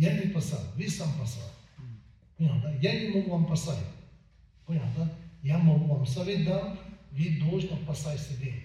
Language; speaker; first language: Russian; non-native, learner; Tibetan